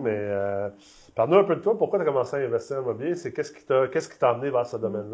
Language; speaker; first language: French; native; French